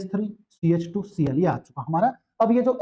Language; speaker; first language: Hindi; native; Hindi